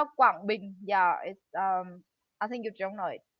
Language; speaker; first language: English; non-native, learner; Vietnamese